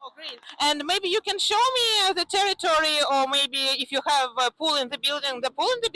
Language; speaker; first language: English; non-native, fluent; Russian